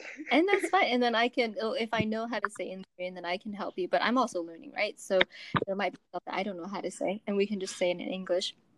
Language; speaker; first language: English; native; English